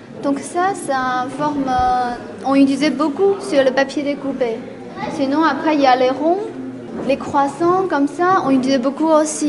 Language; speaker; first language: French; non-native, fluent; Chinese